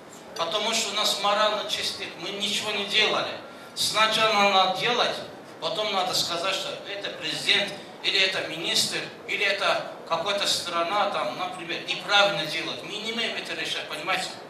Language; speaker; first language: Russian; non-native, fluent; Azerbaijani